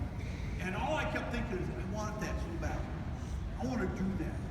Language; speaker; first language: English; native; English